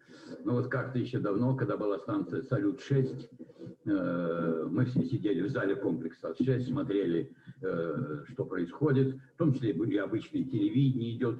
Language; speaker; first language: Russian; native; Russian